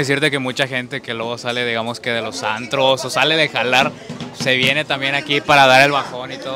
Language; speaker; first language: Spanish; native; Spanish